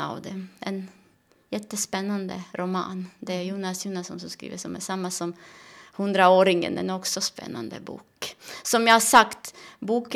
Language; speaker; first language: Swedish; non-native, learner; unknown